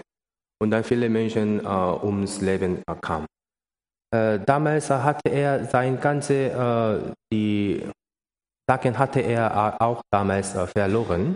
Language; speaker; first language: German; non-native, learner; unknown